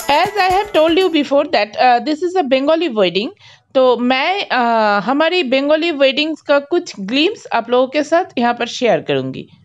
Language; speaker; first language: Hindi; non-native, local second language; Bangla